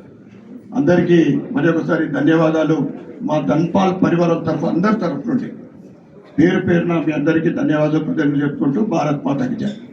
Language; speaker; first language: Telugu; native; Telugu